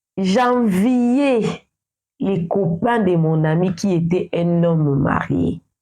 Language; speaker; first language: French; non-native, local second language; Lingala